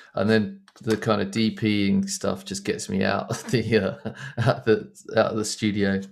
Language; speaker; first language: English; native; English